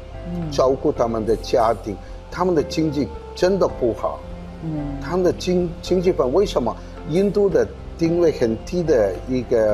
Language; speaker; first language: Chinese; non-native, fluent; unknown